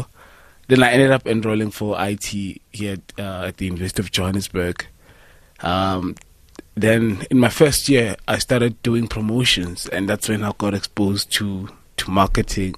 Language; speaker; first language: English; non-native, local second language; Northern Sotho